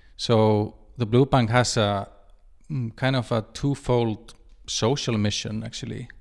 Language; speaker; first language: English; non-native, fluent; Icelandic